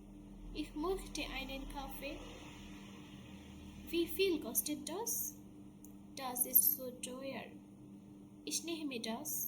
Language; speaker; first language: German; non-native, fluent; Bangla